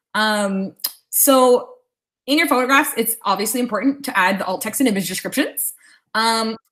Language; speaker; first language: English; native; English